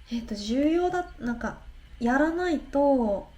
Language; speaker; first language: Japanese; non-native, fluent; Korean